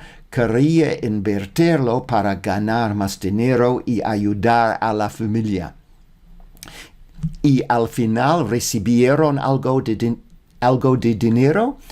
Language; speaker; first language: Spanish; non-native, learner; English